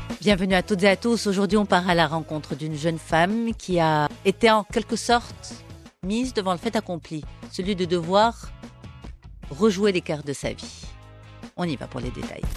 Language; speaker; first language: French; non-native, local second language; Arabic